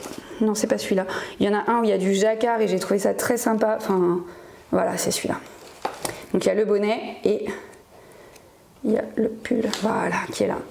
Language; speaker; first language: French; native; French